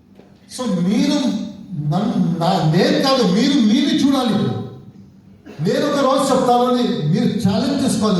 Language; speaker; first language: Telugu; non-native, learner; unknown